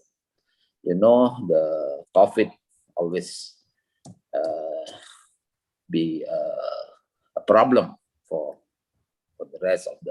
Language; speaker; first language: English; non-native, learner; Indonesian